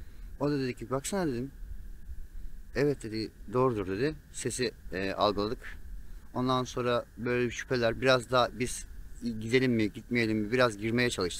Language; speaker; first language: Turkish; native; Turkish